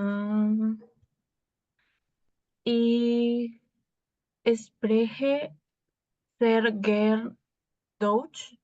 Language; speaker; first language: German; non-native, learner; Spanish